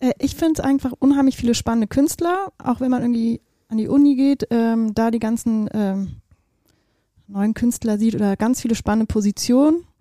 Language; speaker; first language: German; early bilingual, other home language; Dutch